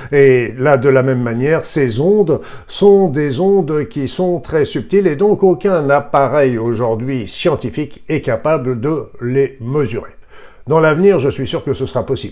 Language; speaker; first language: French; native; French